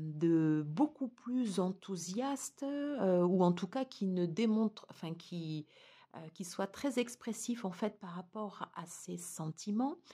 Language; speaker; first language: French; native; French